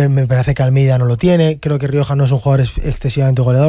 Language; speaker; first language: Spanish; native; Spanish